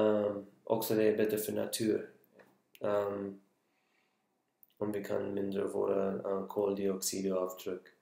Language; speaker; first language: Swedish; non-native, learner; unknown